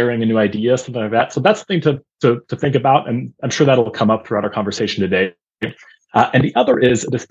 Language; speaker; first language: English; non-native, fluent; German